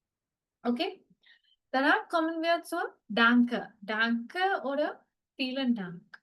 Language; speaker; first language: German; non-native, fluent; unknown